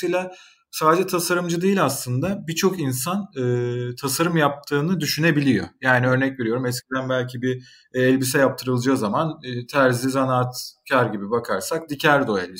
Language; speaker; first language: Turkish; native; Turkish